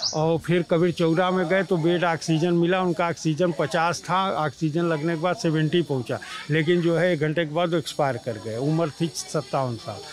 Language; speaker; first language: Hindi; native; Hindi